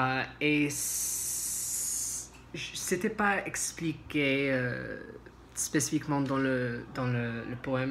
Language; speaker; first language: French; non-native, learner; English